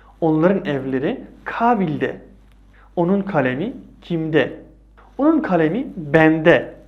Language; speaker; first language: Turkish; non-native, fluent; Persian